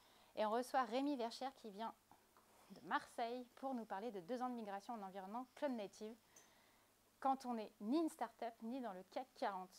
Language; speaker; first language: French; native; French